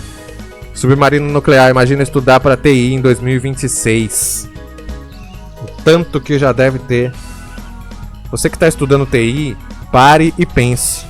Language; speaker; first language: Portuguese; native; Portuguese